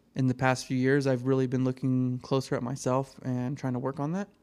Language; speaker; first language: English; native; English